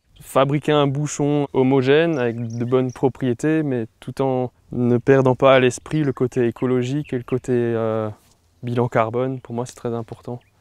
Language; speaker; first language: French; native; French